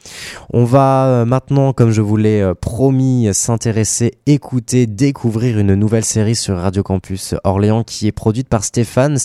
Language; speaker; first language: French; native; French